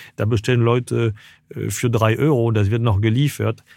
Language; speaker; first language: German; non-native, fluent; French